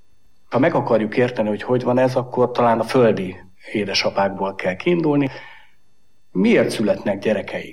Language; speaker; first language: Hungarian; native; Hungarian